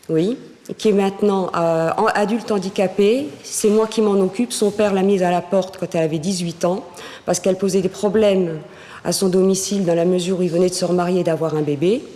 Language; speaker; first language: French; native; French